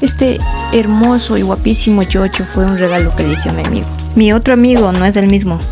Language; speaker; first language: Spanish; native; Spanish